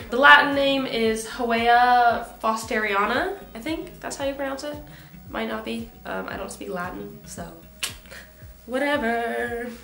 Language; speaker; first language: English; native; English